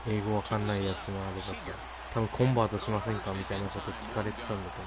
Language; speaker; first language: Japanese; native; Japanese